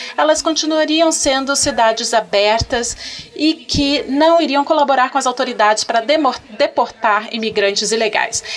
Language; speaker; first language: Portuguese; non-native, fluent; French